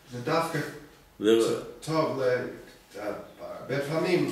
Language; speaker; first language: Hebrew; non-native, learner; English